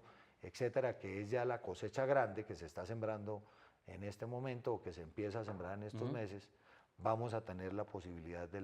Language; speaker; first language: Spanish; native; Spanish